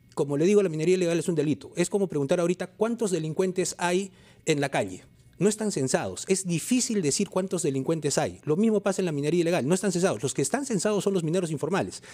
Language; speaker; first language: Spanish; native; Spanish